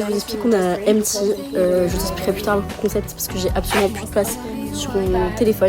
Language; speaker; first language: French; native; French